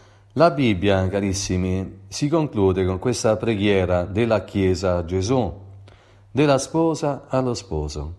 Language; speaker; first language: Italian; native; Italian